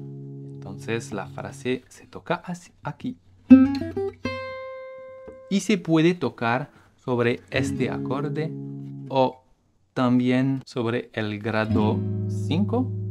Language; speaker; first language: Spanish; non-native, fluent; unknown